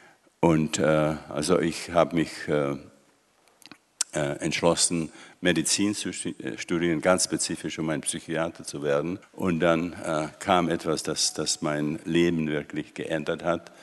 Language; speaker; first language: German; non-native, fluent; Czech